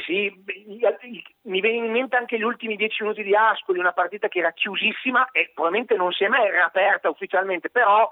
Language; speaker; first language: Italian; native; Italian